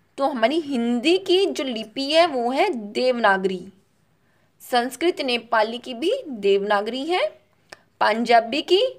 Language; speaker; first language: Hindi; native; Hindi